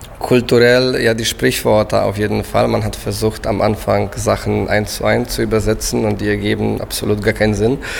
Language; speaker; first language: German; non-native, fluent; Polish